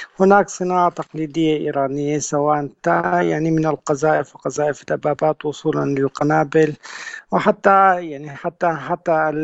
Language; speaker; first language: Arabic; native; Arabic